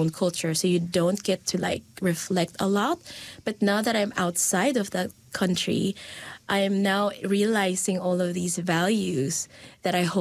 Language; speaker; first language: English; non-native, local second language; Filipino